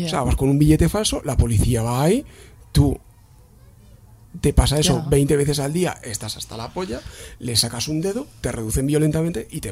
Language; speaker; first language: Spanish; native; Spanish